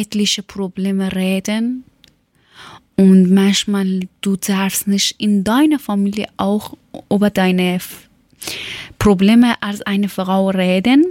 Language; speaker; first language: German; non-native, learner; Persian